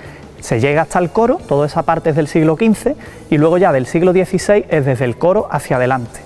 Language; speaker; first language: Spanish; native; Spanish